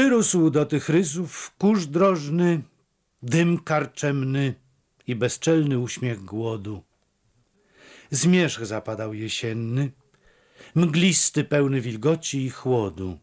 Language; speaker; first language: Polish; native; Polish